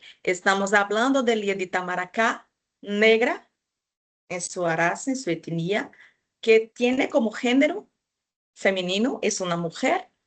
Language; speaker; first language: Spanish; non-native, fluent; Portuguese